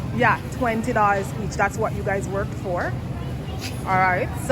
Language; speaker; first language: English; native; English